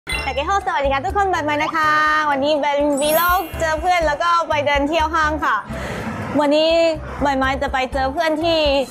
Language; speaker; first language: Thai; non-native, fluent; Chinese